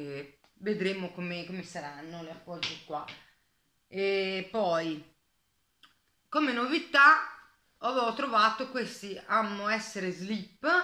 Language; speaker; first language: Italian; native; Italian